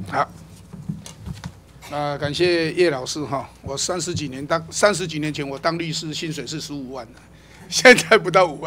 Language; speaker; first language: Chinese; native; Chinese